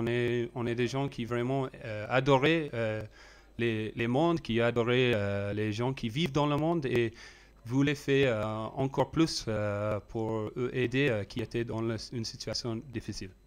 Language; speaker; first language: French; non-native, learner; English